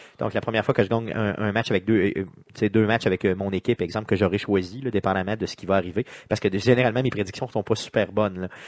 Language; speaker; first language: French; native; French